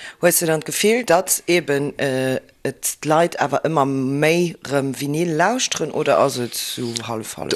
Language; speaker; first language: Luxembourgish; native; Luxembourgish